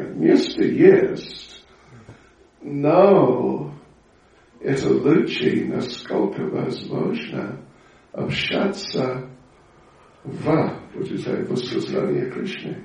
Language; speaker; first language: Russian; non-native, learner; English